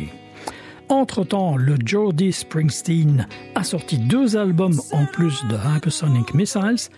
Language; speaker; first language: French; native; French